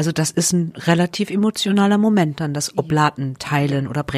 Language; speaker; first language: German; native; German